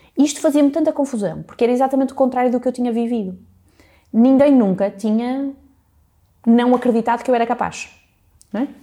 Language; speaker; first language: Portuguese; native; Portuguese